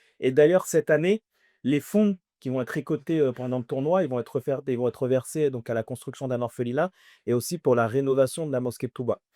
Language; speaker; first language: French; early bilingual, other home language; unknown